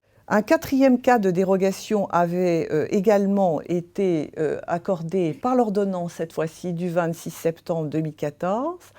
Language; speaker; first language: French; native; French